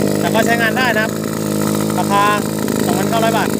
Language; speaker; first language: Thai; native; Thai